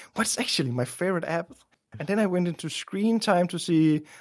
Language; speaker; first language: English; non-native, fluent; Danish